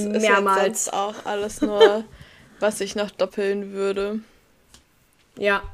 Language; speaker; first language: German; native; German